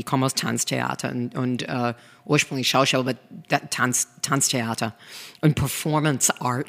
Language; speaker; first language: German; non-native, fluent; English